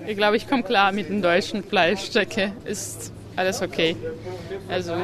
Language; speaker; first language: German; non-native, fluent; Belarusian